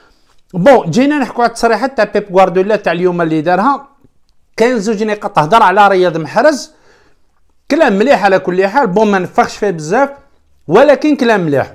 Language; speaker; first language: Arabic; native; Arabic